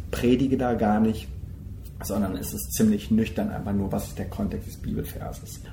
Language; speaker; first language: German; early bilingual, other home language; Korean